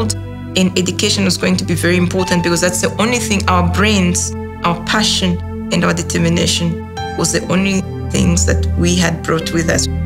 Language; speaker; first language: English; non-native, local second language; Kinyarwanda